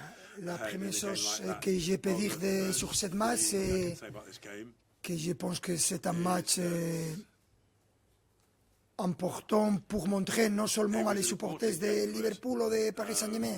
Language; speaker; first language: French; non-native, fluent; Spanish